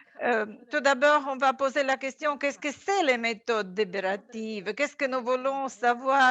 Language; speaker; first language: French; non-native, fluent; Latvian